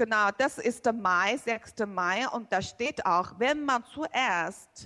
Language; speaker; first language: German; non-native, learner; Chinese